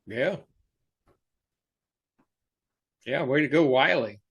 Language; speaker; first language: English; native; English